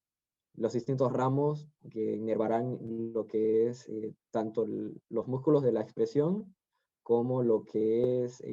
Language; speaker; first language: Spanish; native; Spanish